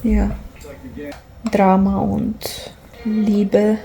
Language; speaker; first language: German; non-native, learner; Slovenian